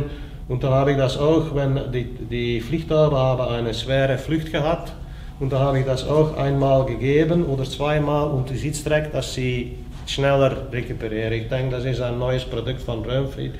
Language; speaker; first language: German; non-native, learner; Dutch